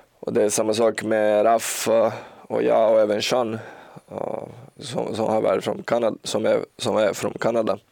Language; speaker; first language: Swedish; non-native, learner; Portuguese